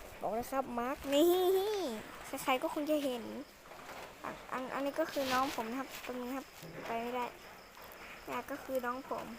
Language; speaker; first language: Thai; native; Thai